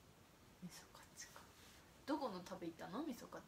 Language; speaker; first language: Japanese; native; Japanese